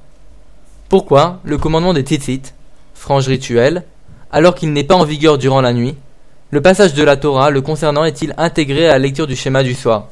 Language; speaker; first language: French; native; French